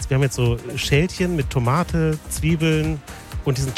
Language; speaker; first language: German; native; German